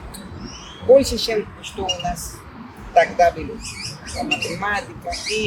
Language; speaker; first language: Russian; non-native, fluent; Spanish